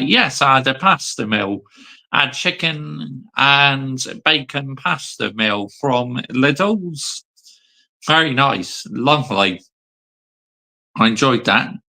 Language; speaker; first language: English; native; English